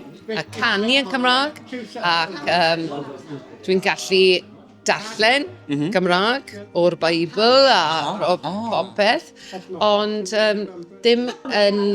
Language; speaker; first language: Welsh; non-native, local second language; English